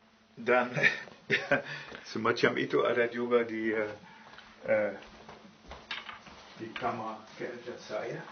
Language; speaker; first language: Indonesian; non-native, fluent; German